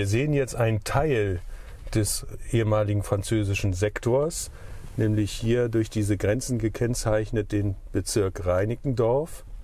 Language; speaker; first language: German; native; German